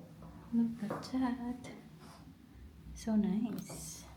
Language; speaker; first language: English; non-native, local second language; Filipino